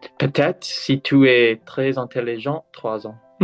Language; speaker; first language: French; non-native, learner; English